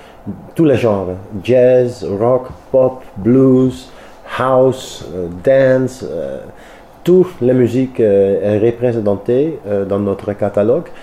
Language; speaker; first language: French; non-native, learner; Dutch